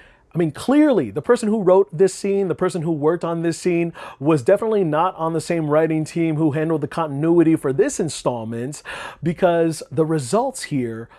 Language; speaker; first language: English; native; English